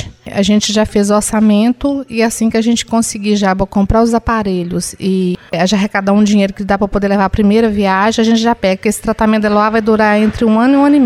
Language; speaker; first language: Portuguese; native; Portuguese